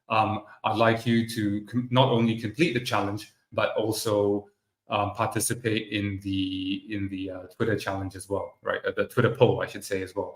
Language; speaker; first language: English; native; English